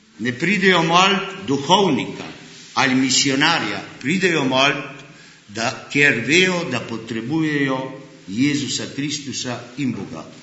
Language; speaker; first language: Slovenian; early bilingual, heritage; Slovenian